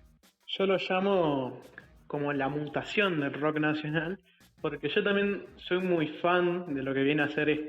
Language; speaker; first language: Spanish; native; Spanish